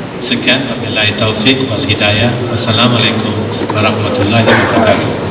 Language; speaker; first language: Malay; non-native, local second language; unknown